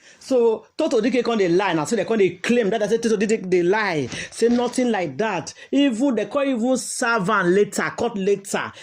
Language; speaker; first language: Nigerian Pidgin; native; Nigerian Pidgin